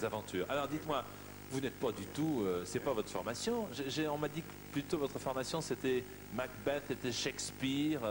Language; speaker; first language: French; native; French